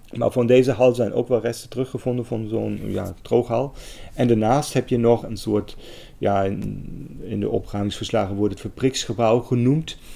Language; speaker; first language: Dutch; non-native, fluent; German